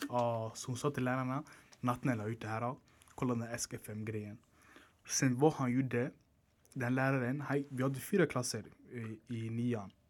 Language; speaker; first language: Swedish; early bilingual, other home language; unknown